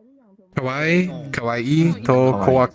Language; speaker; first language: Japanese; non-native, learner; Spanish